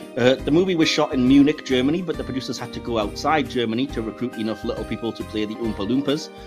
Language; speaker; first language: English; native; English